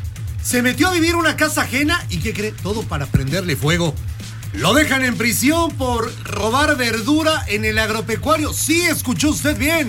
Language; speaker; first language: Spanish; native; Spanish